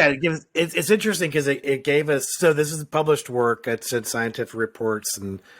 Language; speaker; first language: English; native; English